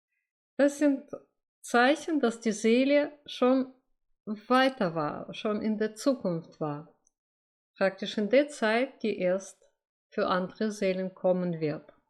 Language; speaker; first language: German; non-native, fluent; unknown